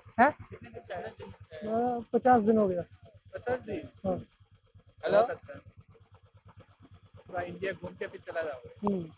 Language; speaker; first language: Hindi; non-native, local second language; Punjabi